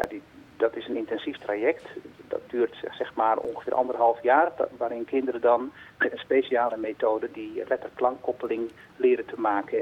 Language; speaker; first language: Dutch; native; Dutch